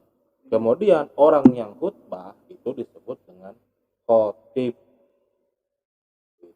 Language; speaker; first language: Indonesian; native; Indonesian